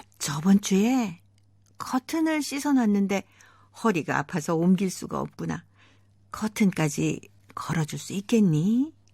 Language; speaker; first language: Korean; native; Korean